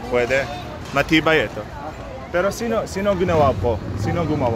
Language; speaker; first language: Filipino; non-native, learner; Arabic